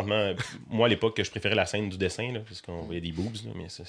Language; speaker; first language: French; native; French